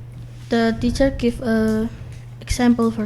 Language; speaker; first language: English; non-native, learner; Indonesian